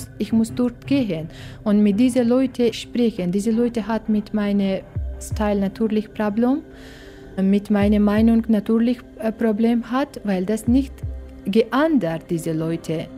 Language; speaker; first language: German; non-native, learner; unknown